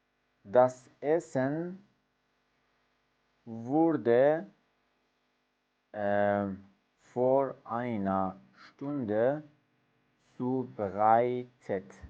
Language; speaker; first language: German; non-native, fluent; Persian